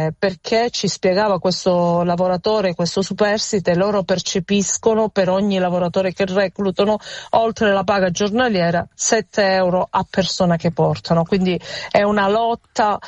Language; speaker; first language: Italian; native; Italian